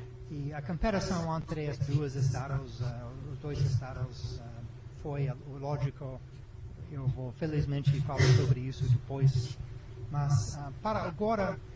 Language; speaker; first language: Portuguese; non-native, learner; English